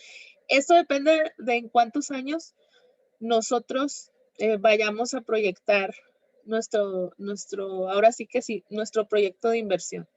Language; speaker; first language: Spanish; native; Spanish